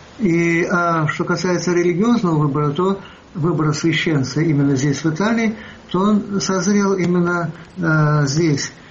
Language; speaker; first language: Russian; native; Russian